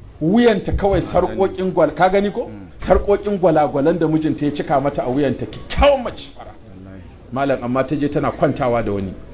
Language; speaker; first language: Hausa; native; Hausa